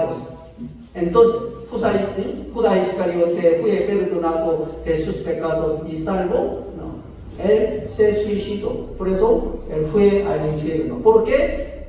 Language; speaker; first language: Spanish; non-native, fluent; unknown